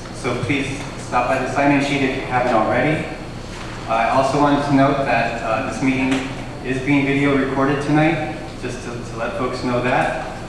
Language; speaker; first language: English; native; English